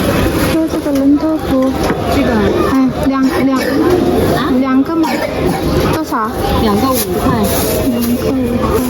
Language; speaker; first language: Chinese; non-native, fluent; Indonesian